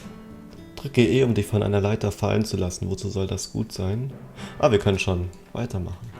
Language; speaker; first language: German; native; German